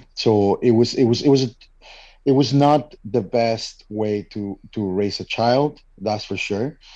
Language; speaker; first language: English; non-native, fluent; Spanish